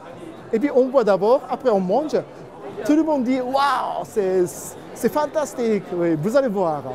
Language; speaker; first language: French; non-native, learner; Japanese